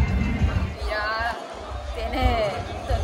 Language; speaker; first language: Spanish; non-native, learner; Japanese